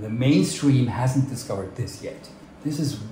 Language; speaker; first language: English; non-native, fluent; Swiss German